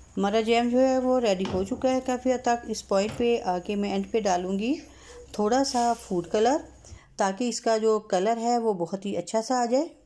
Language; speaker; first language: Urdu; native; Urdu